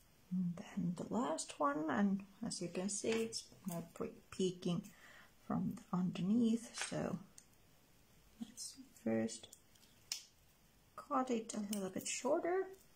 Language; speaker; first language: English; non-native, fluent; Finnish